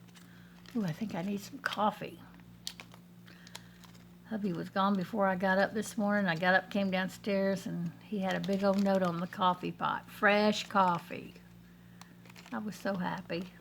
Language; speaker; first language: English; native; English